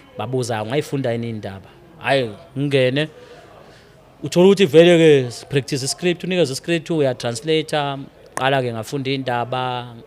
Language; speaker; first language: Zulu; native; Zulu